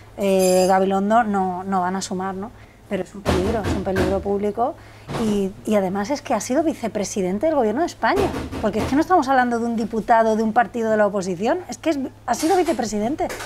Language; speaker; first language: Spanish; native; Spanish